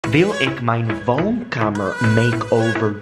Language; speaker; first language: Dutch; non-native, fluent; English